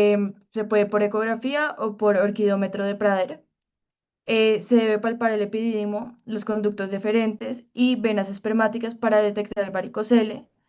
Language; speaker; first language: Spanish; native; Spanish